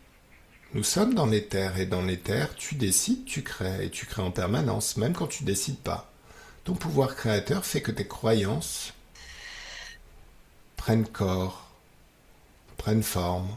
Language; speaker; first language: French; native; French